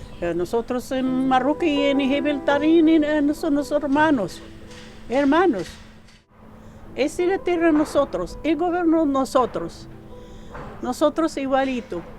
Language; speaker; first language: Spanish; non-native, learner; Arabic